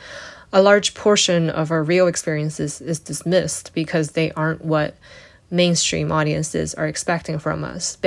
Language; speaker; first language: English; native; English